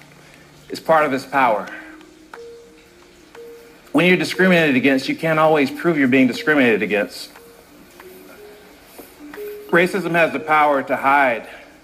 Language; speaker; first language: English; native; English